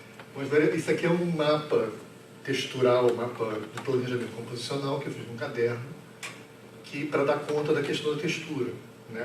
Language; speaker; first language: Portuguese; native; Portuguese